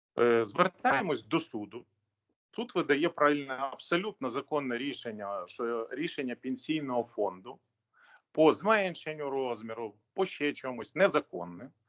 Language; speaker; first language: Ukrainian; native; Ukrainian